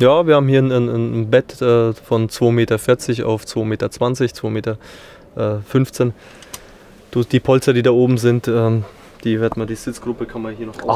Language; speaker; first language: German; native; German